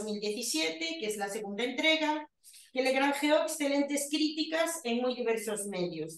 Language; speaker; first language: Spanish; native; Spanish